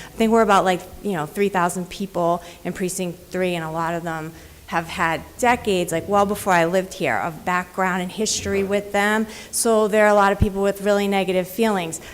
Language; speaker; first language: English; native; English